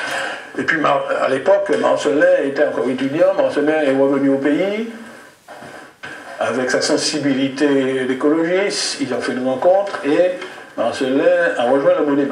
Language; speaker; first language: French; native; French